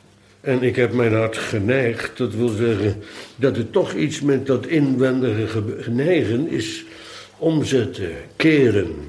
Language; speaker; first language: Dutch; native; Dutch